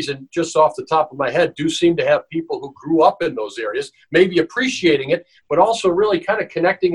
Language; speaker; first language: English; native; English